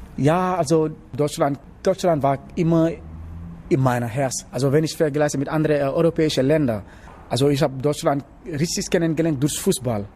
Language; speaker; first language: German; non-native, learner; Wolof